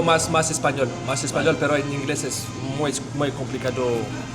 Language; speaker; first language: Spanish; non-native, learner; French